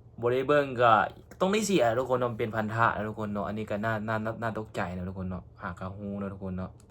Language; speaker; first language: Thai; non-native, local second language; Northeastern Thai